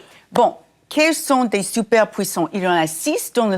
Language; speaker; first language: French; non-native, fluent; English